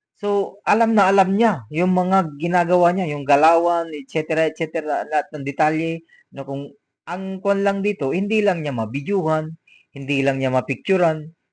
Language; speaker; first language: Filipino; native; Filipino